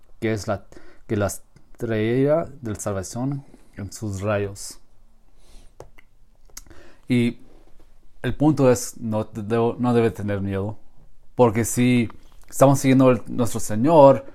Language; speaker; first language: Spanish; non-native, learner; English